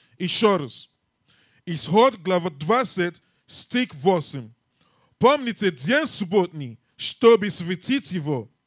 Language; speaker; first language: Russian; non-native, learner; English